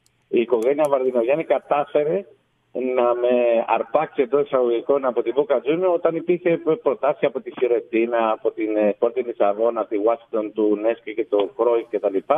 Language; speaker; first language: Greek; non-native, fluent; Spanish